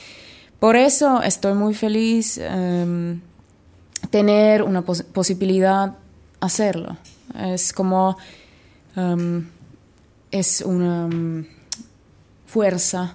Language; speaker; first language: Spanish; non-native, learner; Finnish